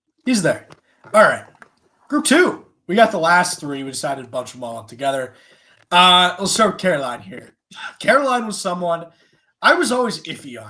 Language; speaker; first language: English; native; English